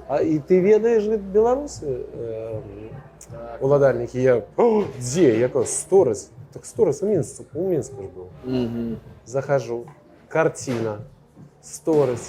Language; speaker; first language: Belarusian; non-native, local second language; Russian